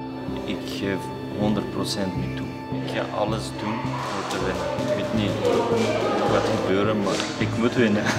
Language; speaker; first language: Dutch; non-native, learner; Armenian